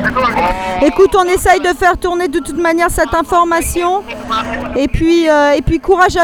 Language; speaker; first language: French; native; French